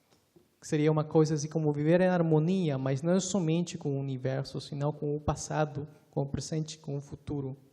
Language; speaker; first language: Portuguese; non-native, fluent; Spanish